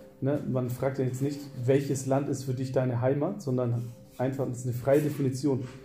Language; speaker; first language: German; early bilingual, other home language; Turkish